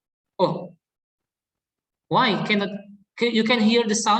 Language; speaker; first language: English; non-native, learner; Indonesian